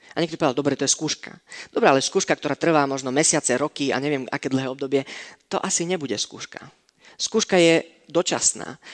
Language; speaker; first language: Slovak; non-native, fluent; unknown